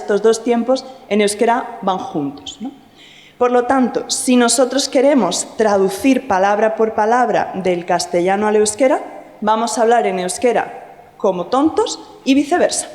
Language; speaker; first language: Spanish; native; Spanish